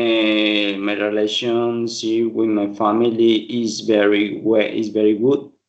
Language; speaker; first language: English; non-native, learner; Spanish